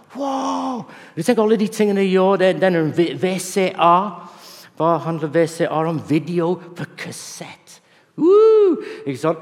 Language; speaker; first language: Norwegian; non-native, fluent; English